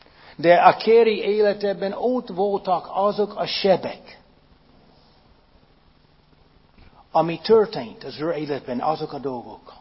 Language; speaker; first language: Hungarian; non-native, fluent; English